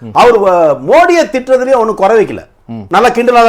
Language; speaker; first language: Tamil; native; Tamil